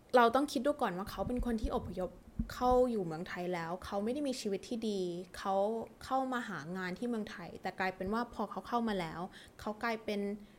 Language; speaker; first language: Thai; early bilingual, heritage; Thai